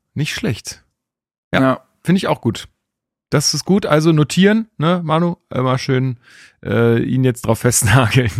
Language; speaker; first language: German; native; German